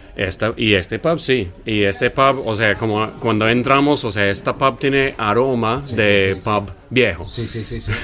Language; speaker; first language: Spanish; non-native, fluent; English